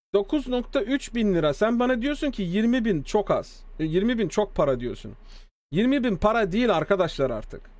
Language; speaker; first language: Turkish; early bilingual, heritage; Turkish